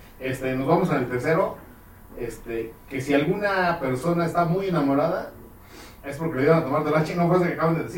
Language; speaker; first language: Spanish; native; Spanish